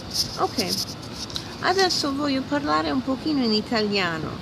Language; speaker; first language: Italian; early bilingual, heritage; English